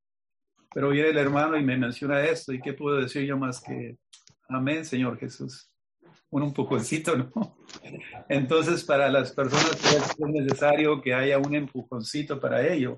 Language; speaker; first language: Spanish; native; Spanish